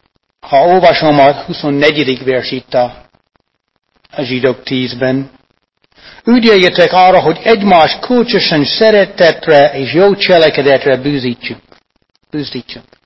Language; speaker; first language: Hungarian; non-native, fluent; English